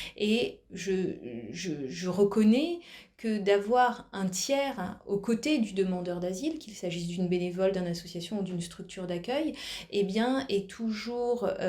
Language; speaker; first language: French; native; French